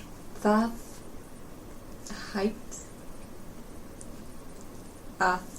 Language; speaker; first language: Icelandic; non-native, learner; English